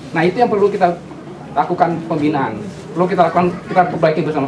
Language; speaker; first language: Indonesian; native; Indonesian